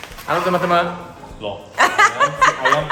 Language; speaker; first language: Indonesian; non-native, learner; German